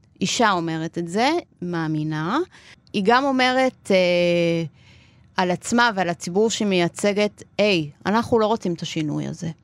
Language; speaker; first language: Hebrew; non-native, fluent; Spanish